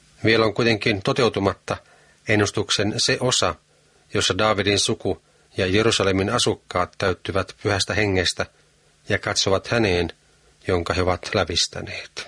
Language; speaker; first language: Finnish; native; Finnish